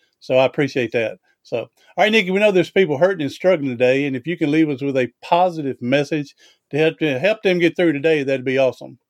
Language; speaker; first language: English; native; English